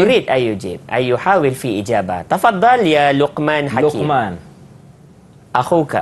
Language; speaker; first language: Arabic; non-native, fluent; Malay